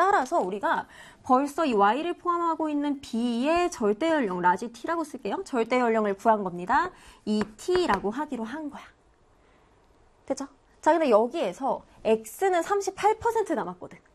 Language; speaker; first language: Korean; native; Korean